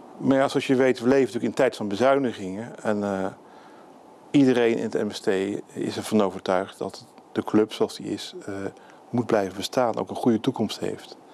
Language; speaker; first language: Dutch; native; Dutch